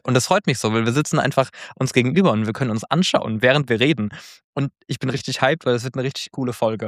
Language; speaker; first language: German; native; German